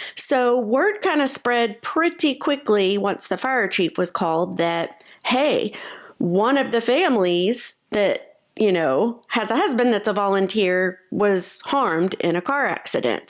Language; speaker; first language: English; native; English